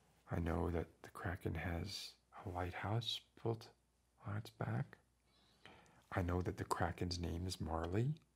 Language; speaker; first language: English; native; English